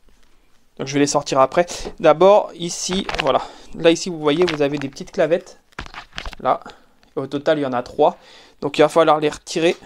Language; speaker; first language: French; native; French